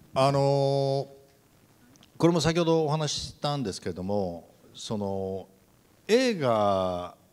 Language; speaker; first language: Japanese; native; Japanese